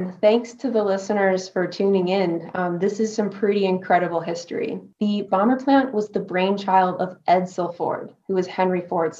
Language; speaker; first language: English; native; English